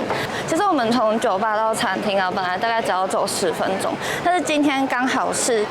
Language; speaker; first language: Chinese; native; Chinese